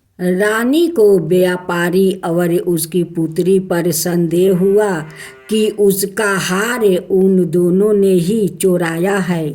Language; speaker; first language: Hindi; native; Hindi